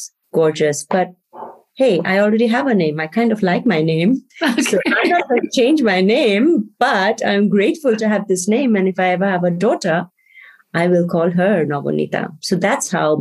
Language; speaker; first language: English; non-native, local second language; Bangla